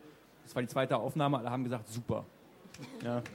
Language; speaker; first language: German; native; German